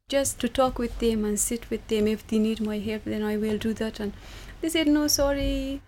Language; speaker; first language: English; non-native, fluent; Persian